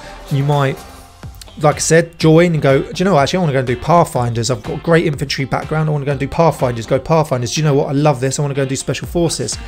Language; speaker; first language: English; native; English